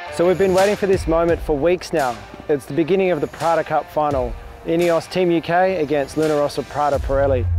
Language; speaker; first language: English; native; English